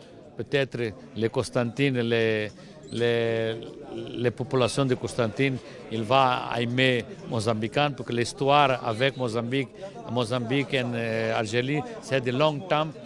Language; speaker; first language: French; non-native, learner; Portuguese